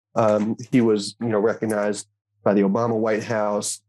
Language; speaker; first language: English; native; English